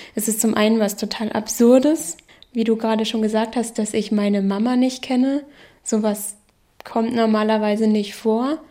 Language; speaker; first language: German; non-native, local second language; Danish